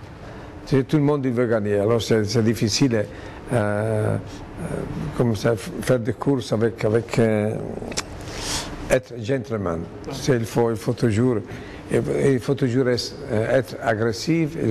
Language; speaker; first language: French; non-native, fluent; Italian